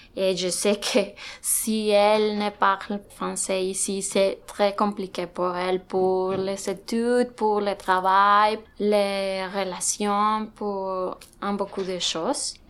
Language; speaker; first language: French; non-native, learner; Spanish